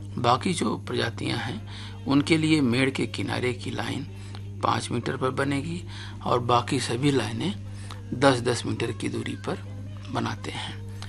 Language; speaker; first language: Hindi; native; Hindi